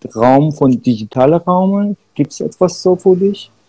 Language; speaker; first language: German; non-native, learner; Persian